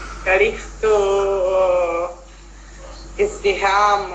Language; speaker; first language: Arabic; non-native, learner; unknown